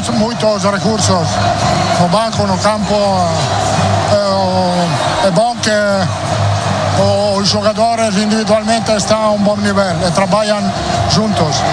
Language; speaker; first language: Portuguese; non-native, learner; Italian